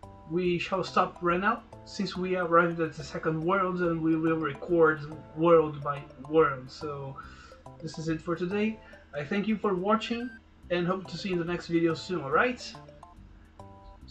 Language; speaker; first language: English; non-native, fluent; Portuguese